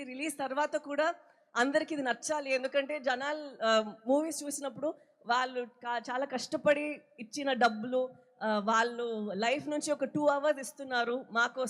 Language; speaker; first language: Telugu; non-native, fluent; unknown